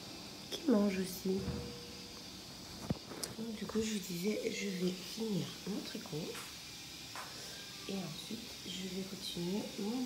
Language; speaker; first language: French; native; French